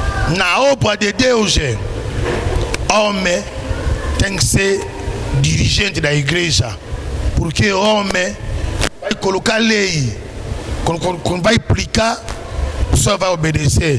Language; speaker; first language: Portuguese; non-native, learner; Lingala